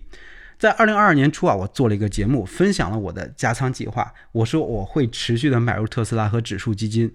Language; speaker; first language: Chinese; native; Chinese